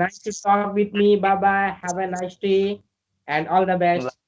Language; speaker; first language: English; non-native, learner; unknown